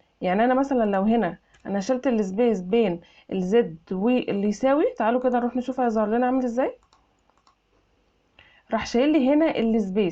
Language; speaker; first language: Arabic; native; Arabic